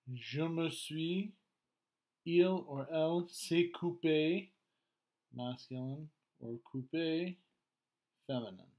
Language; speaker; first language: French; non-native, fluent; English